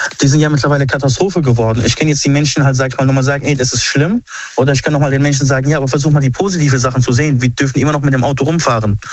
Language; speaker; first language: German; early bilingual, other home language; Arabic